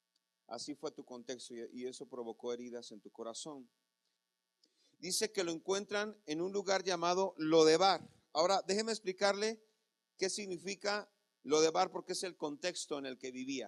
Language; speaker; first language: Spanish; native; Spanish